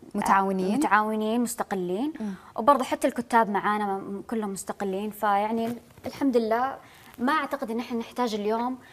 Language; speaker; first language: Arabic; native; Arabic